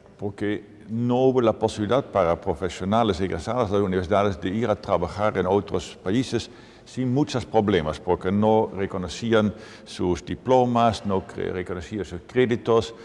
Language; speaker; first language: Spanish; non-native, fluent; Dutch